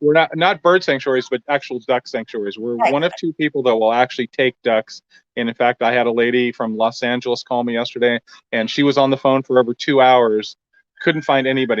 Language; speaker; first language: English; native; English